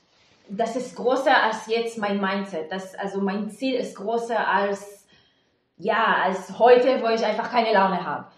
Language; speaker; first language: German; non-native, fluent; Hebrew